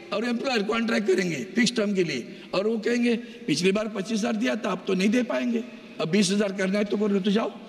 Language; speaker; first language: Hindi; non-native, local second language; Marathi